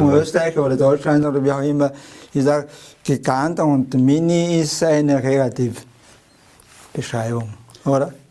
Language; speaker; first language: German; non-native, fluent; Chinese